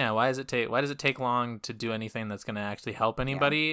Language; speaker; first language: English; native; English